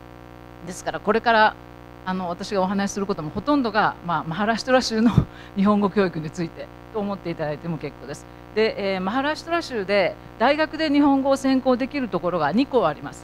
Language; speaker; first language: Japanese; native; Japanese